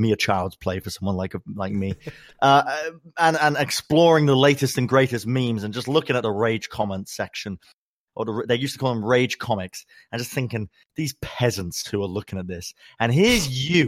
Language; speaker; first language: English; native; English